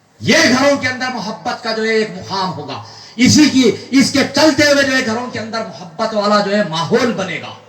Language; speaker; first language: Urdu; native; Urdu